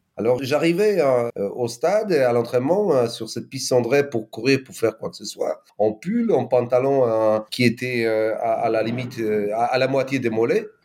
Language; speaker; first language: French; non-native, fluent; Polish